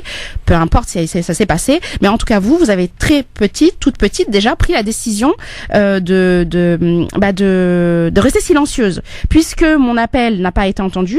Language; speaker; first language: French; native; French